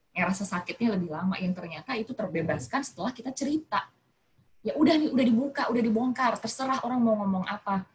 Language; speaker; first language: Malay; non-native, local second language; Javanese